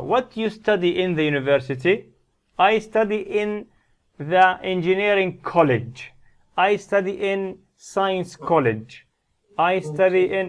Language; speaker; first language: English; non-native, fluent; Arabic